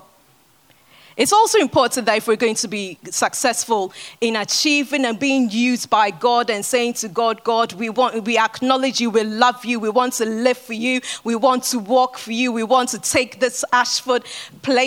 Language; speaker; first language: English; non-native, local second language; Akan